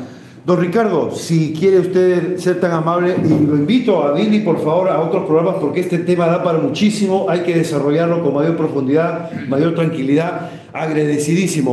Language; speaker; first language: Spanish; native; Spanish